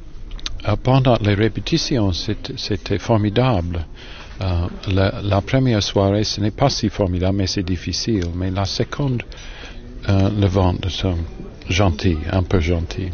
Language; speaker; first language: French; non-native, fluent; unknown